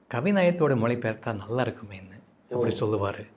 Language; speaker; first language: Tamil; non-native, fluent; English